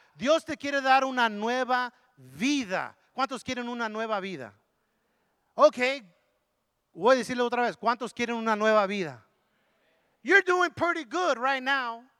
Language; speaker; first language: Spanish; early bilingual, heritage; Spanish